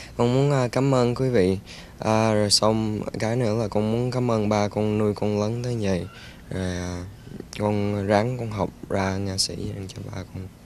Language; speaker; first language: Vietnamese; early bilingual, heritage; Vietnamese